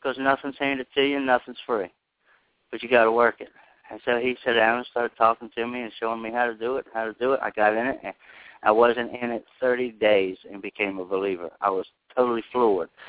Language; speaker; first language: English; native; English